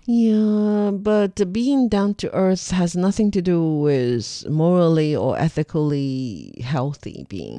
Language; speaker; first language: English; non-native, fluent; Chinese